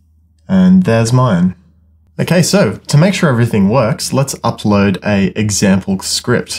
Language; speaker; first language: English; native; English